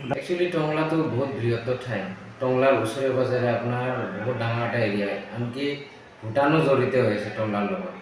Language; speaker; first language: Assamese; non-native, local second language; Bangla